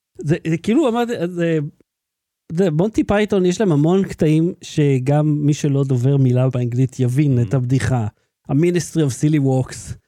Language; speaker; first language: Hebrew; native; Hebrew